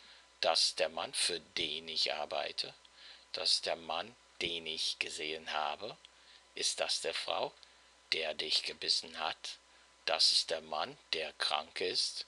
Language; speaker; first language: German; non-native, fluent; English